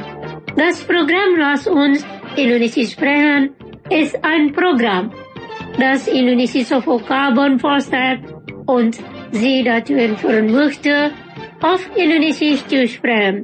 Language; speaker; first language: German; non-native, fluent; Indonesian